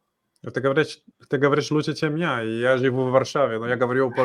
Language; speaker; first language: Russian; non-native, learner; Portuguese